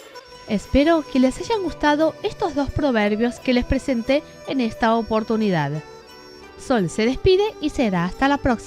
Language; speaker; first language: Spanish; non-native, fluent; Chinese